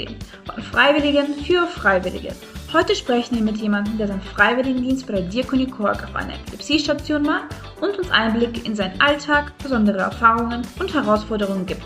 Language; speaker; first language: German; native; German